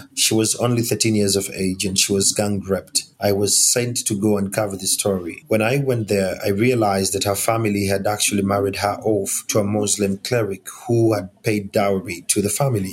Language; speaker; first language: English; non-native, local second language; Ganda